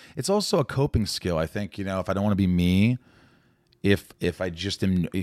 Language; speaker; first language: English; native; English